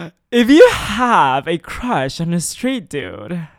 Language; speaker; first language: English; non-native, fluent; Chinese